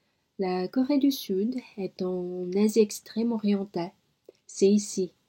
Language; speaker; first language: French; non-native, learner; Korean